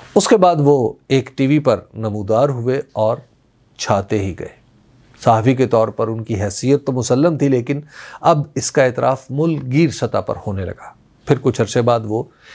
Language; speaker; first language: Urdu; non-native, local second language; Punjabi